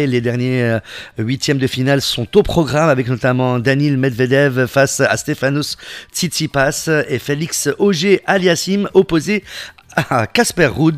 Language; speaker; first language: French; non-native, local second language; Arabic